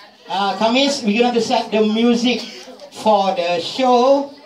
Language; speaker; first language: English; non-native, learner; Indonesian